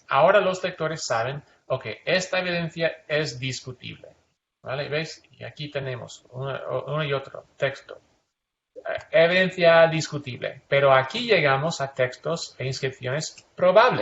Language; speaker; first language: Spanish; non-native, fluent; English